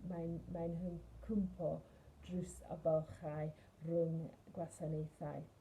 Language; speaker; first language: Welsh; non-native, fluent; English